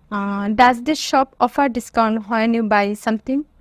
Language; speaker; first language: English; non-native, learner; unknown